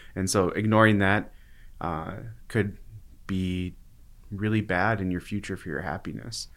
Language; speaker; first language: English; native; English